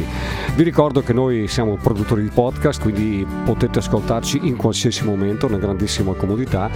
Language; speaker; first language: Italian; native; Italian